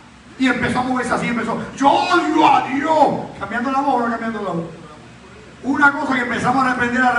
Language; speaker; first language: Spanish; native; Spanish